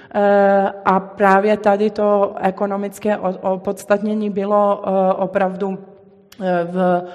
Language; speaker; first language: Czech; non-native, fluent; Serbian